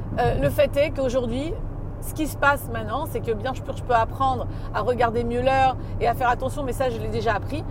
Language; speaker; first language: French; native; French